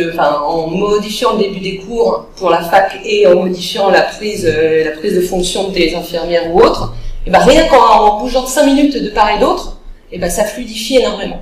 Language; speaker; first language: French; native; French